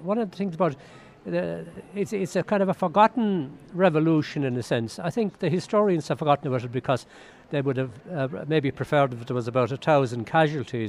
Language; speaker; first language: English; native; English